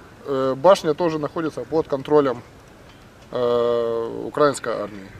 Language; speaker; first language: Russian; native; Russian